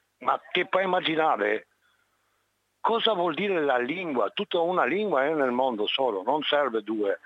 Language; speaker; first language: Italian; non-native, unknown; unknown